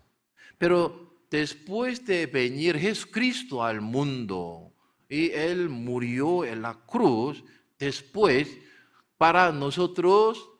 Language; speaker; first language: Spanish; non-native, learner; Korean